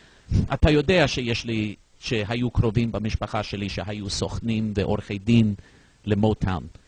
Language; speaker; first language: Hebrew; non-native, fluent; English